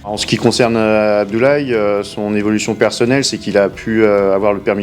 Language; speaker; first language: French; native; French